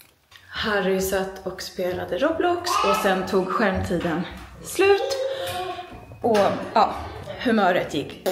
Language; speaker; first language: Swedish; native; Swedish